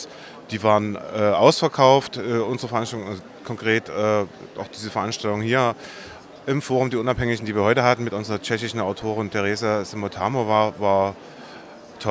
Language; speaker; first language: German; native; German